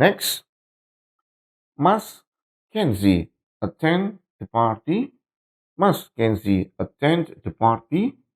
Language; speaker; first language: English; non-native, fluent; Indonesian